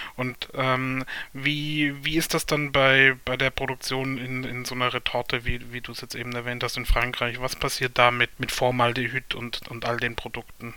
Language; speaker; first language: German; native; German